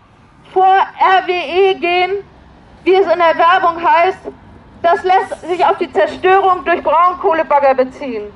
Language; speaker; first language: German; native; German